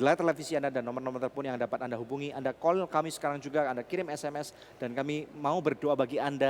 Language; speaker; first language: Indonesian; native; Indonesian